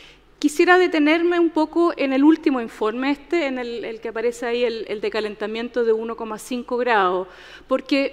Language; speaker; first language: Spanish; native; Spanish